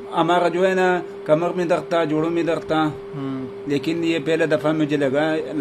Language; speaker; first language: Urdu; non-native, local second language; Pashto